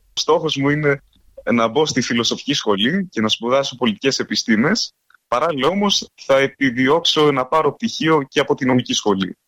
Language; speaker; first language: Greek; early bilingual, heritage; Greek